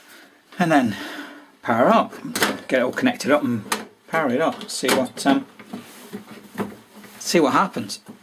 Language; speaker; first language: English; native; English